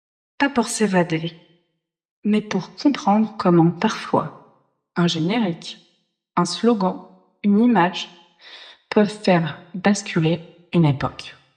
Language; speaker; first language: French; native; French